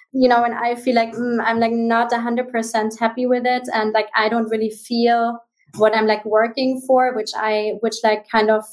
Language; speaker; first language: English; non-native, fluent; German